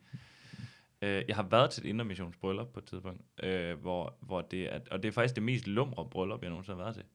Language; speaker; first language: Danish; native; Danish